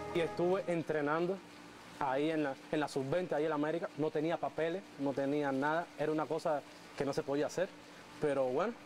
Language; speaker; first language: Spanish; native; Spanish